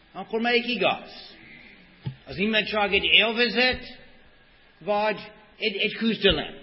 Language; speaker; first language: Hungarian; non-native, fluent; English